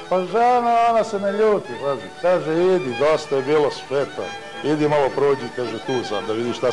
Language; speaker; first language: Bosnian; native; Bosnian